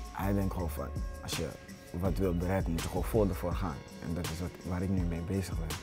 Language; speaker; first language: Dutch; early bilingual, other home language; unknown